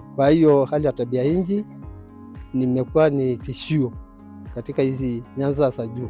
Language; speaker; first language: Swahili; non-native, local second language; Masai